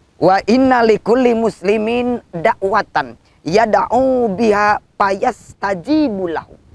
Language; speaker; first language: Indonesian; non-native, local second language; Sundanese